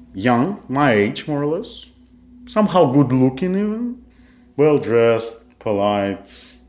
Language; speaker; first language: English; non-native, fluent; Kazakh